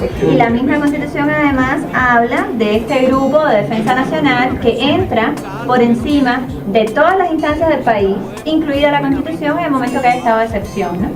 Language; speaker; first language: Spanish; native; Spanish